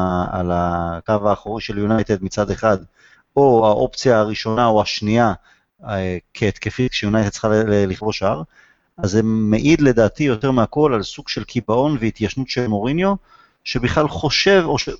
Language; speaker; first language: Hebrew; native; Hebrew